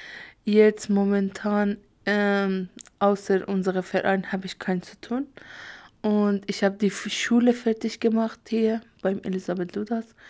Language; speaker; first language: German; non-native, learner; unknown